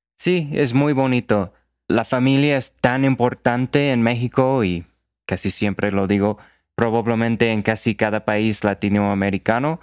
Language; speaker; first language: Spanish; non-native, fluent; English